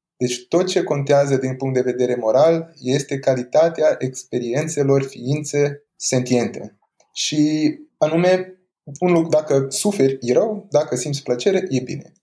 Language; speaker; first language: Romanian; non-native, fluent; Portuguese